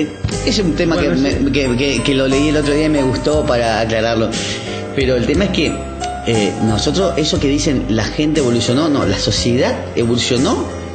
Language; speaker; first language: Spanish; native; Spanish